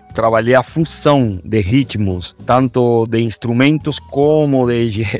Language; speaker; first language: Portuguese; non-native, fluent; Spanish